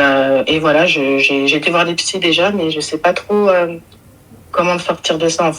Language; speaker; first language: French; native; French